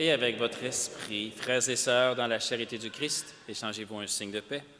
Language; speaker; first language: French; native; French